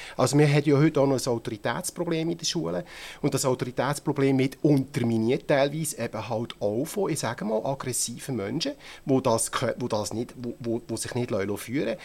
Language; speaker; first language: German; native; German